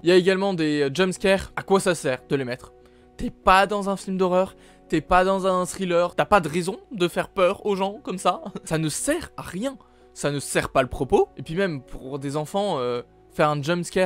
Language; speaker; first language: French; native; French